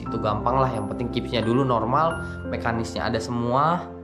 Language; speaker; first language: Indonesian; native; Indonesian